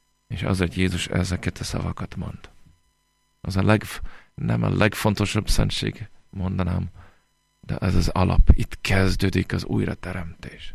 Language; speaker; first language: Hungarian; non-native, fluent; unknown